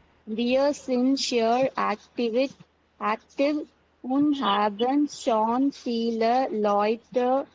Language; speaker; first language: German; non-native, learner; Tamil